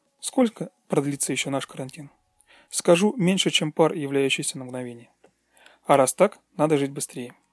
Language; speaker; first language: Russian; native; Russian